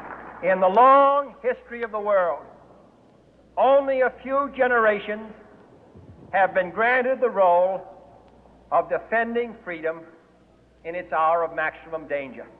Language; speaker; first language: English; native; English